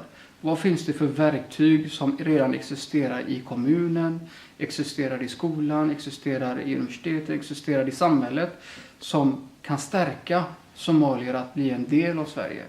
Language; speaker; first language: Swedish; early bilingual, other home language; Somali